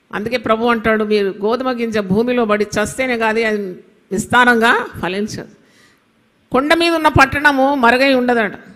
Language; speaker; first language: Telugu; non-native, local second language; Malayalam